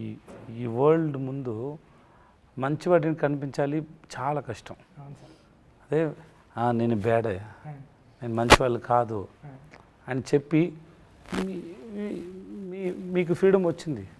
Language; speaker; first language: Telugu; non-native, learner; Tamil